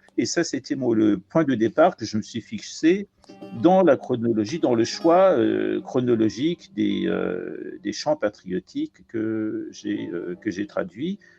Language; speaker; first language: French; early bilingual, other home language; Persian